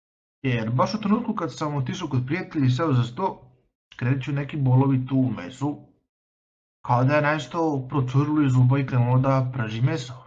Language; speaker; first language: Bosnian; native; Bosnian